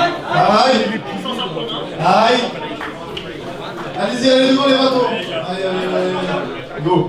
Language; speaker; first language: French; native; French